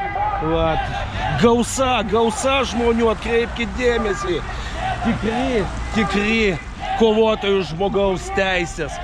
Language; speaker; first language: Lithuanian; native; Lithuanian